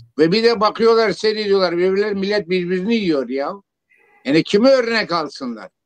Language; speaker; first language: Turkish; non-native, local second language; Zaza